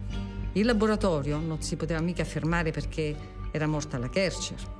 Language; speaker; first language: Italian; native; Italian